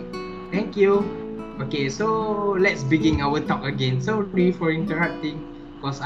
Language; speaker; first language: English; non-native, learner; Malay